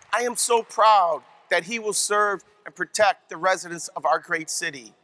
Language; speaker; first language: English; native; English